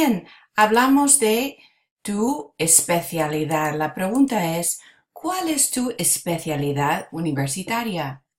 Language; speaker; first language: Spanish; non-native, fluent; English